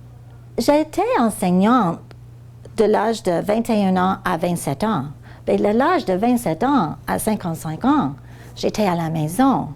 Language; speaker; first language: French; non-native, fluent; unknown